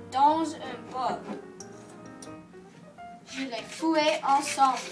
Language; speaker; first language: French; non-native, learner; English